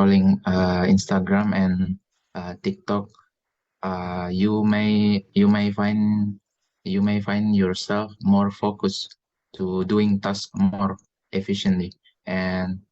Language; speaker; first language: English; non-native, learner; Indonesian